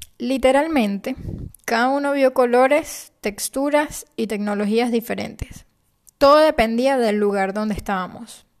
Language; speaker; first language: Spanish; native; Spanish